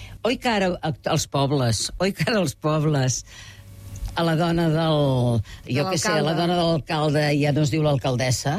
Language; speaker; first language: Catalan; native; Catalan